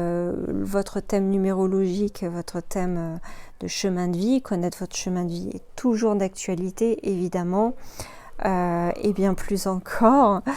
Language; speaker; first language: French; native; French